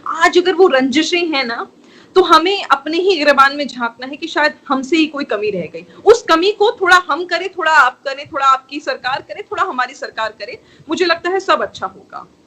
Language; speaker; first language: Hindi; native; Hindi